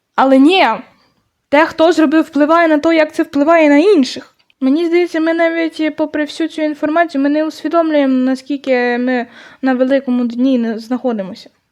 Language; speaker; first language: Ukrainian; non-native, local second language; Russian